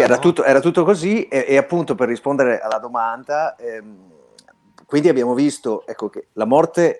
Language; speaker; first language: Italian; native; Italian